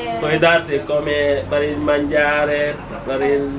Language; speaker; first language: Italian; non-native, learner; Wolof